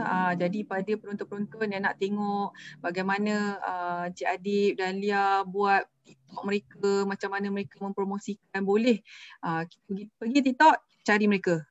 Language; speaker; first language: Malay; native; Malay